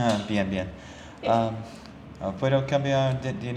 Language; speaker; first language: Spanish; non-native, learner; English